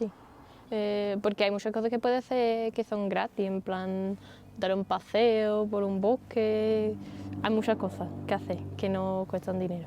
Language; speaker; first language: Spanish; non-native, fluent; English